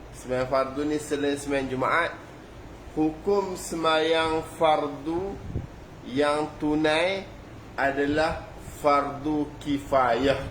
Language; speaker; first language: Malay; native; Malay